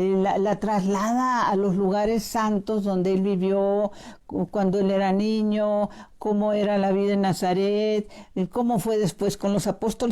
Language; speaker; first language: Spanish; native; Spanish